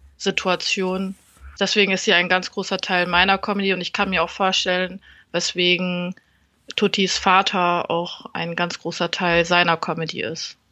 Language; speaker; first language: German; early bilingual, other home language; Vietnamese